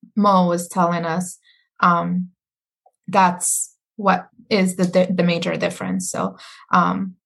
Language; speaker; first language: English; non-native, fluent; Arabic